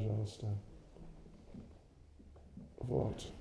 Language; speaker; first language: Russian; non-native, learner; English